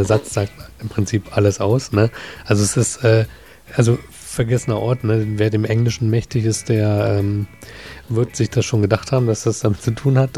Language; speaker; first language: German; native; German